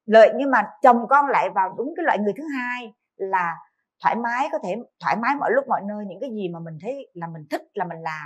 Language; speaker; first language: Vietnamese; native; Vietnamese